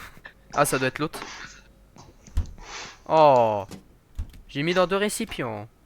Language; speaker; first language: French; native; French